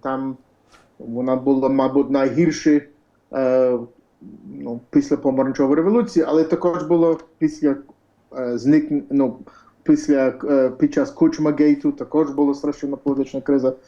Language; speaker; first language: Ukrainian; early bilingual, heritage; Ukrainian